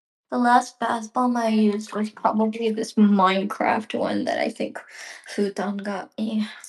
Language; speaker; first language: English; native; English